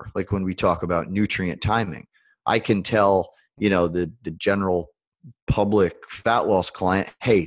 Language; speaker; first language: English; native; English